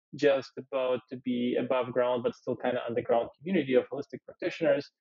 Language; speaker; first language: English; early bilingual, other home language; Ukrainian